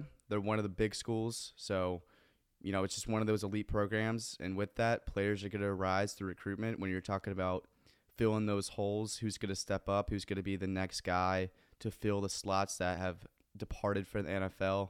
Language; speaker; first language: English; native; English